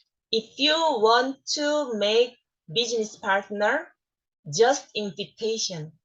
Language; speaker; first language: English; non-native, learner; Korean